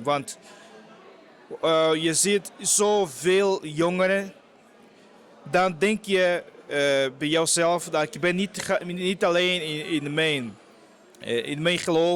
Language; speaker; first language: Dutch; non-native, fluent; Portuguese